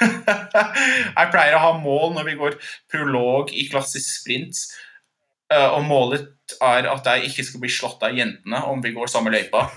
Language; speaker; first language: Norwegian; non-native, fluent; English